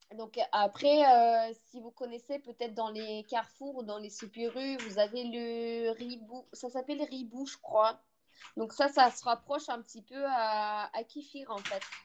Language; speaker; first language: French; non-native, fluent; Russian